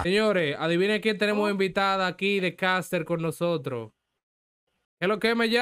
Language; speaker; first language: Spanish; native; Spanish